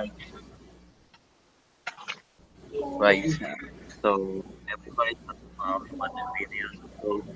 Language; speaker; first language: English; non-native, learner; Spanish